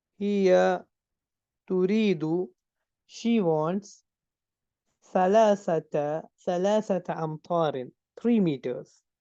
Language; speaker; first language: Arabic; non-native, fluent; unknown